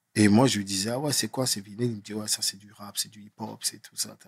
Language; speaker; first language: French; native; French